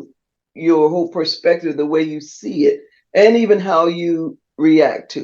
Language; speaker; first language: English; native; English